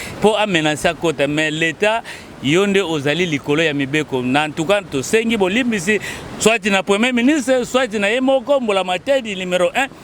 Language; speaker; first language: Lingala; non-native, local second language; Kongo